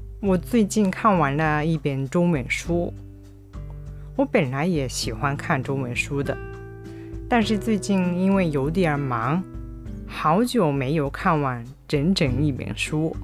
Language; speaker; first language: Chinese; non-native, fluent; Japanese